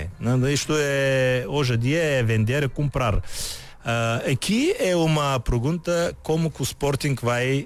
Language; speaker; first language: Portuguese; non-native, learner; Bulgarian